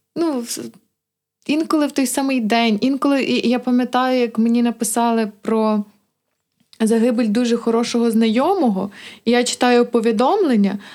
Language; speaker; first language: Ukrainian; native; Ukrainian